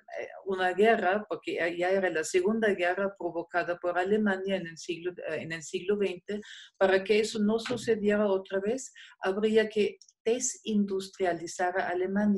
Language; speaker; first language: Spanish; non-native, fluent; German